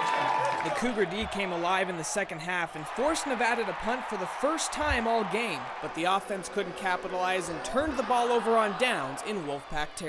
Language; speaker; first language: English; native; English